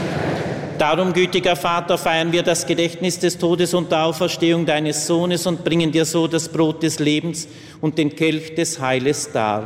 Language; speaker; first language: German; native; German